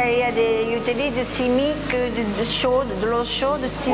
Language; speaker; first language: French; non-native, learner; Japanese